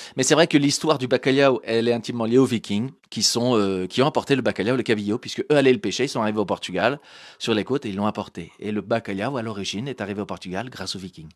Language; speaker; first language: French; native; French